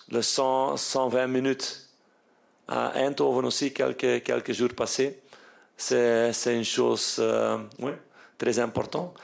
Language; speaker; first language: French; non-native, fluent; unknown